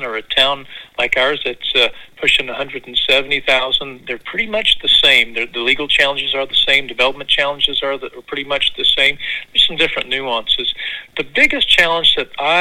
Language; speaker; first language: English; native; English